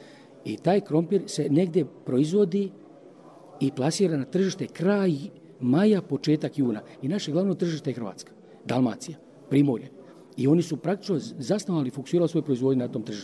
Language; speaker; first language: Croatian; native; Croatian